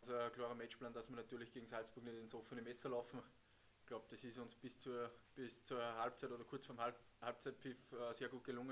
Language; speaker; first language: German; native; German